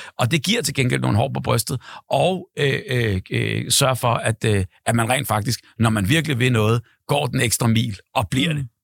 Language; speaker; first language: Danish; native; Danish